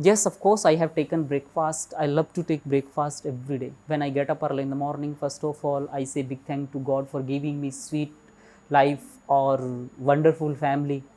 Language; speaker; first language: English; non-native, local second language; Hindi